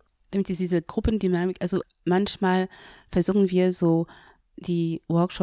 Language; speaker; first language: German; non-native, fluent; French